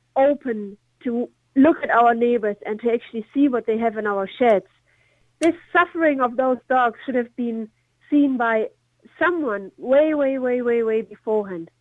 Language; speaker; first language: English; non-native, fluent; German